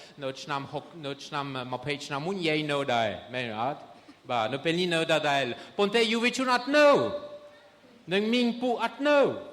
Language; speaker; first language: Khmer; non-native, fluent; French